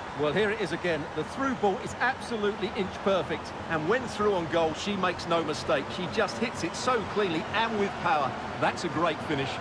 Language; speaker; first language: English; native; English